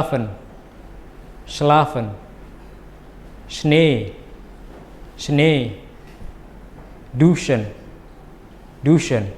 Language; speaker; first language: German; non-native, fluent; Indonesian